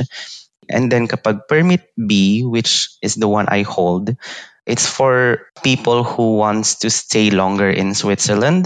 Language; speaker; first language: English; non-native, local second language; Iloko